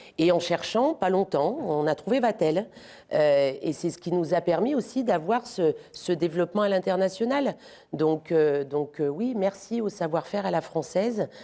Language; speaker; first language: French; native; French